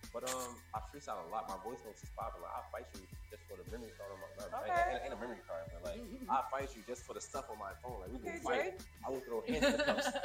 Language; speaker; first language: English; native; English